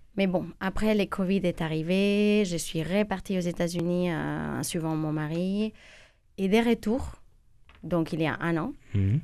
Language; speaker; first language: French; non-native, fluent; Spanish